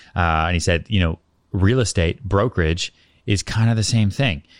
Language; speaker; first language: English; native; English